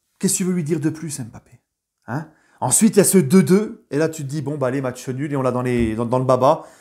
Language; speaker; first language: French; native; French